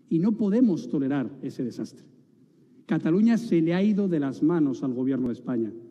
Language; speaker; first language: Spanish; native; Spanish